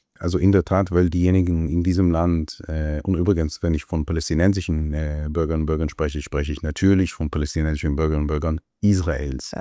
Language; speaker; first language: German; non-native, fluent; Hebrew